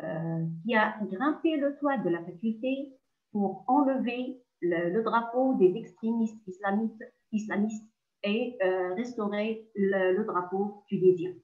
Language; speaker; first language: French; non-native, local second language; Arabic